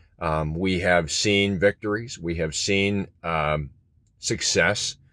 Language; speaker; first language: English; native; English